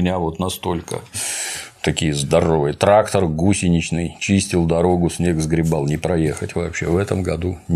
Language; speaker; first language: Russian; native; Russian